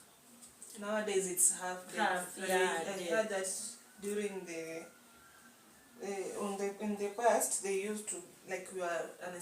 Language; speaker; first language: English; non-native, local second language; Swahili